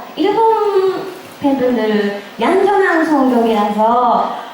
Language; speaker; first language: Korean; non-native, learner; Japanese